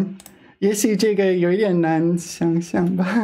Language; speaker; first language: Chinese; non-native, fluent; English